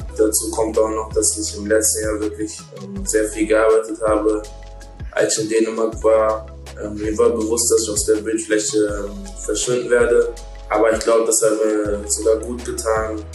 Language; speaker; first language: German; native; German